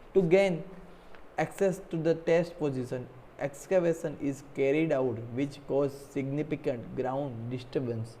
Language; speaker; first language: English; non-native, local second language; Gujarati